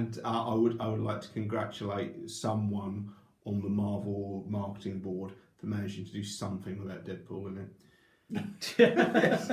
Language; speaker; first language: English; native; English